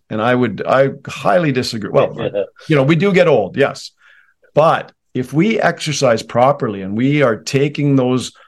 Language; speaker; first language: English; native; English